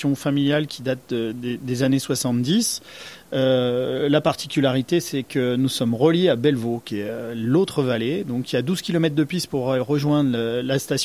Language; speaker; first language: French; native; French